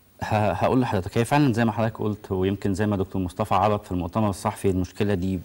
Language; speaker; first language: Arabic; native; Arabic